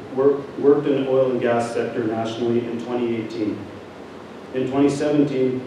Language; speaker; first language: English; native; English